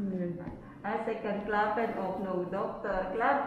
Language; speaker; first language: Dutch; non-native, learner; Filipino